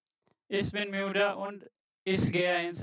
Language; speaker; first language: German; non-native, fluent; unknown